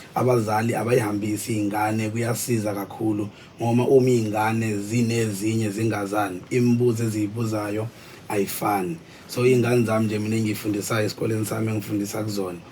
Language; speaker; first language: Zulu; native; Zulu